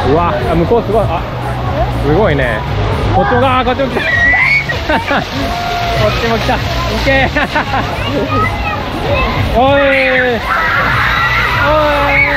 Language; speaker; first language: Japanese; native; Japanese